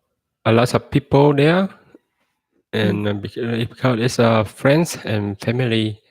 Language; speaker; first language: English; non-native, learner; Vietnamese